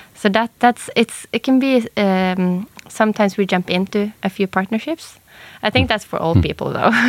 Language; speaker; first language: English; non-native, fluent; Norwegian